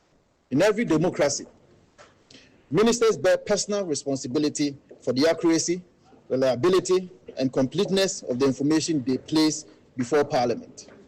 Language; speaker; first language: English; native; English